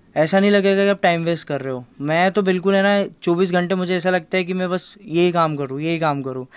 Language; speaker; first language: Hindi; native; Hindi